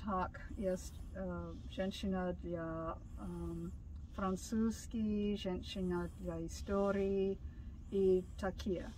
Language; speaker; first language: Russian; non-native, learner; English